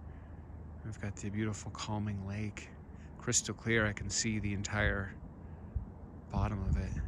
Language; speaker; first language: English; native; English